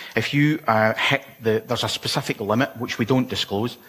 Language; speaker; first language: English; native; English